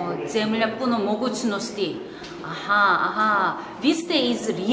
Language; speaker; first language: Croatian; non-native, learner; Korean